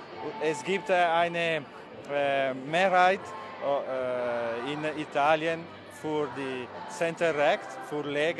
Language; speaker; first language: German; non-native, learner; Italian